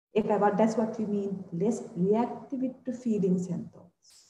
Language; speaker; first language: English; non-native, local second language; Sinhala